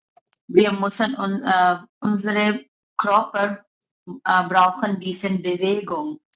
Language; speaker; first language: German; non-native, learner; Urdu